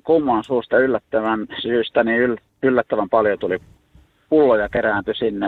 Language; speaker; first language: Finnish; native; Finnish